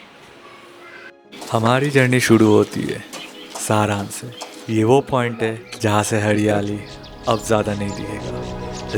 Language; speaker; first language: Hindi; non-native, local second language; Bangla